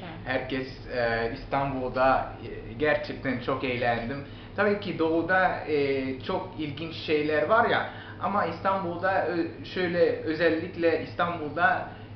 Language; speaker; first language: Turkish; non-native, learner; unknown